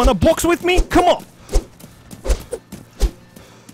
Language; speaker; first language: English; non-native, learner; Russian